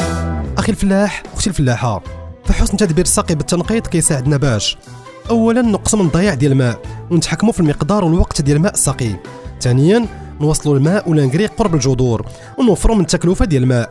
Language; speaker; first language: Arabic; native; Arabic